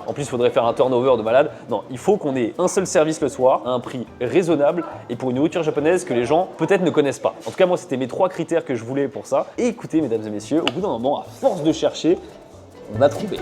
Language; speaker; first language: French; native; French